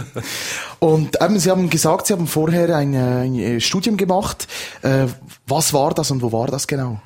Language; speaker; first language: German; native; German